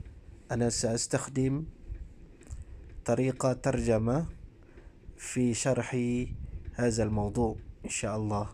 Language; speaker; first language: Arabic; non-native, fluent; Malay